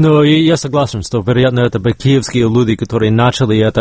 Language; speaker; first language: Russian; non-native, fluent; English